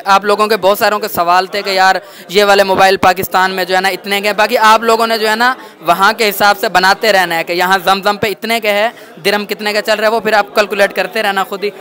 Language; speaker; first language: Urdu; non-native, local second language; Punjabi